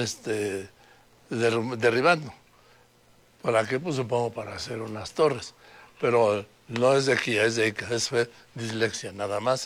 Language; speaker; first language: Spanish; native; Spanish